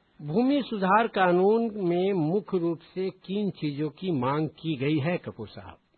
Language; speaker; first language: Hindi; native; Hindi